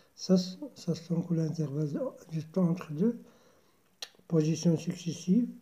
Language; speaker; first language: French; non-native, local second language; Arabic